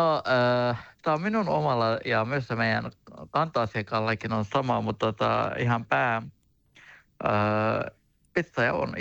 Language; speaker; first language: Finnish; non-native, learner; Turkish